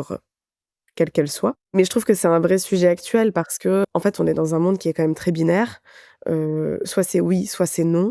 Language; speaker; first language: French; native; French